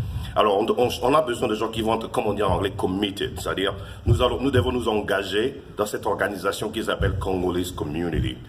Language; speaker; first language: French; non-native, local second language; Lingala